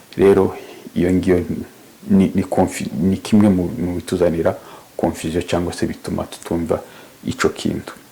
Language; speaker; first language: Kinyarwanda; native; Kinyarwanda